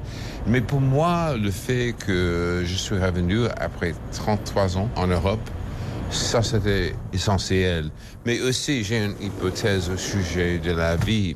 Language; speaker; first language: French; non-native, fluent; English